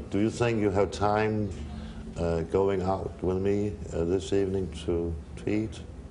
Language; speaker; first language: English; non-native, learner; Danish